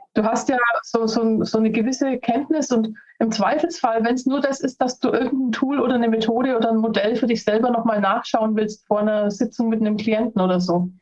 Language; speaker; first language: German; non-native, fluent; Spanish